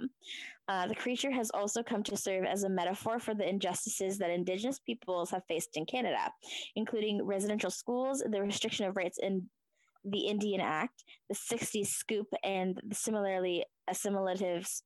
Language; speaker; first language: English; native; English